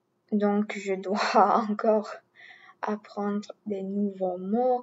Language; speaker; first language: French; non-native, learner; English